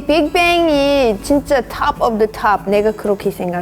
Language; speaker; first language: Korean; non-native, learner; English